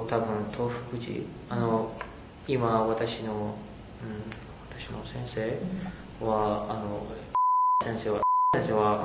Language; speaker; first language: Japanese; non-native, learner; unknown